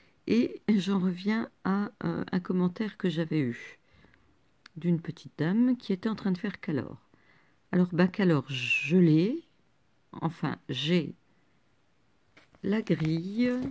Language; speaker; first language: French; native; French